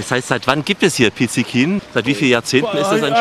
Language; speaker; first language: German; native; German